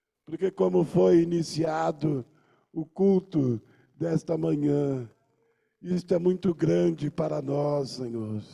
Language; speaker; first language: Portuguese; native; Portuguese